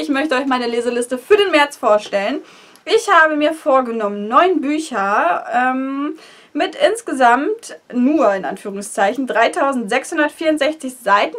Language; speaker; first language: German; native; German